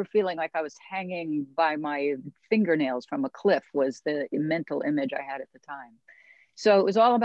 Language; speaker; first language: English; native; English